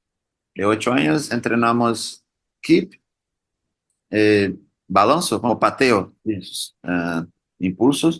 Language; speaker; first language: Spanish; non-native, learner; Portuguese